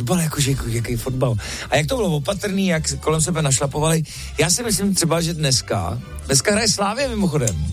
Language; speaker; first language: Czech; native; Czech